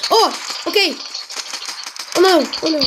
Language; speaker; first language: English; non-native, learner; Russian